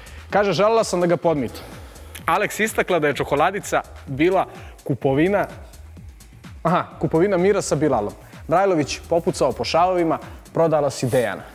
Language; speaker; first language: Serbian; native; Serbian